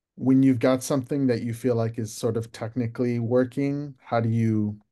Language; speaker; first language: English; native; English